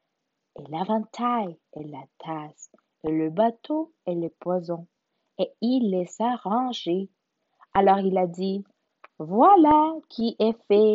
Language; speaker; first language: French; non-native, learner; Spanish